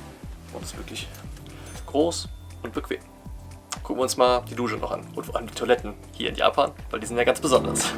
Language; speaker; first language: German; native; German